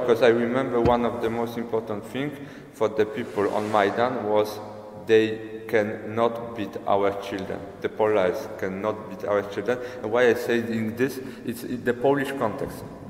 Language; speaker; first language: English; non-native, fluent; Polish